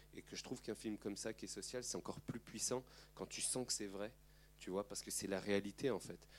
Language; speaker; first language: French; native; French